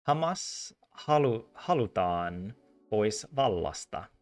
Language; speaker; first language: Finnish; non-native, learner; English